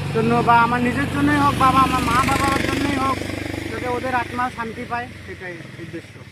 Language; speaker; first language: Bangla; native; Bangla